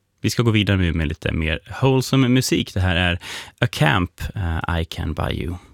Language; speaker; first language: Swedish; native; Swedish